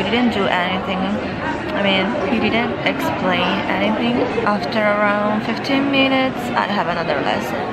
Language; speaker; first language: English; non-native, fluent; Chinese